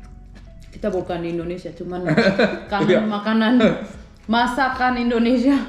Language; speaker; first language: Indonesian; early bilingual, heritage; Indonesian